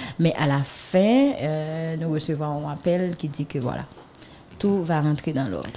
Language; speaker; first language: French; non-native, local second language; Haitian Creole